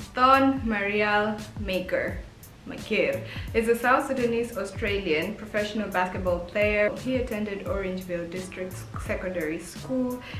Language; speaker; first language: English; early bilingual, heritage; English